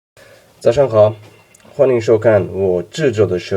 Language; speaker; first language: Chinese; non-native, learner; Azerbaijani